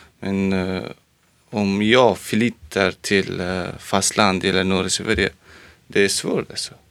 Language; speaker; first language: Swedish; non-native, learner; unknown